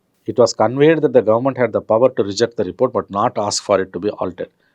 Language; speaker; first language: English; non-native, local second language; Tamil